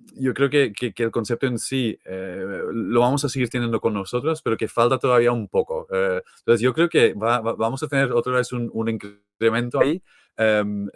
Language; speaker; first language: Spanish; non-native, fluent; Dutch